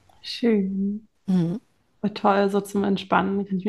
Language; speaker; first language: German; native; German